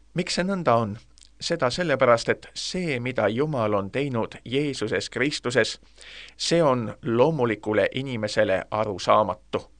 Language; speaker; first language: Estonian; native; Estonian